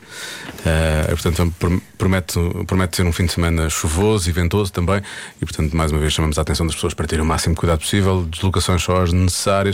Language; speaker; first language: Portuguese; native; Portuguese